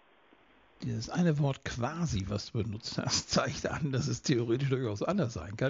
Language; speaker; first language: German; native; German